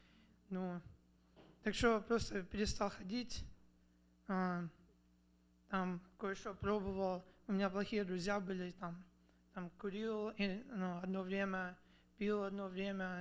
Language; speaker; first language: Russian; early bilingual, other home language; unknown